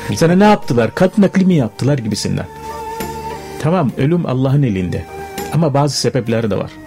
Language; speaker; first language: Turkish; non-native, fluent; Arabic